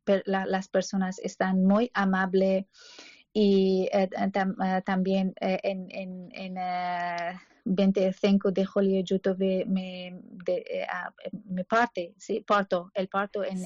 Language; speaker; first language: Spanish; non-native, learner; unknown